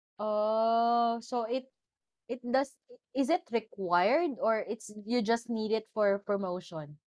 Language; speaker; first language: English; non-native, local second language; Filipino